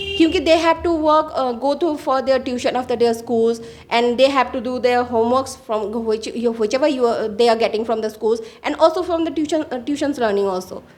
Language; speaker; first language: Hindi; non-native, local second language; Assamese